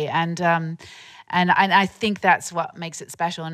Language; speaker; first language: English; native; English